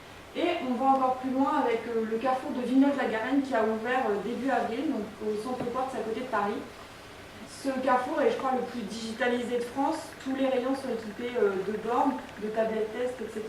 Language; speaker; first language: French; native; French